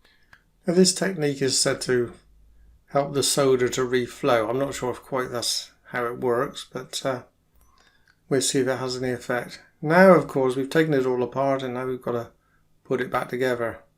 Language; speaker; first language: English; native; English